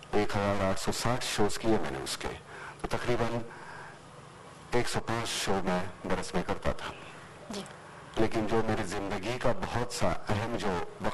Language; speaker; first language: Hindi; non-native, local second language; Marathi